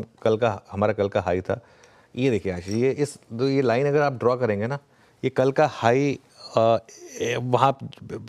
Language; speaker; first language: Hindi; native; Hindi